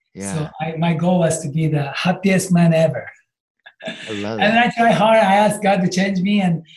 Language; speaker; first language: English; non-native, fluent; Japanese